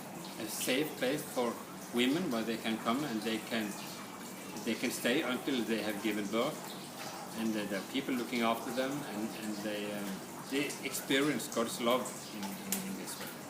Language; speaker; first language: English; non-native, fluent; Norwegian